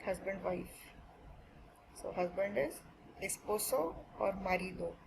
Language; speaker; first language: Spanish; non-native, fluent; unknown